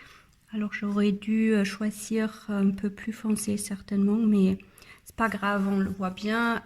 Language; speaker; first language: French; non-native, learner; German